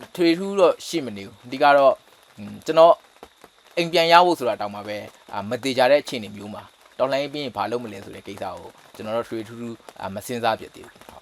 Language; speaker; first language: Burmese; native; Burmese